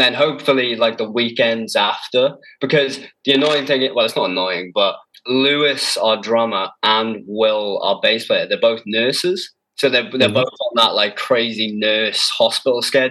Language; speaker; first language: English; native; English